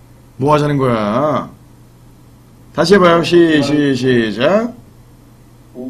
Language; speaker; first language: Korean; native; Korean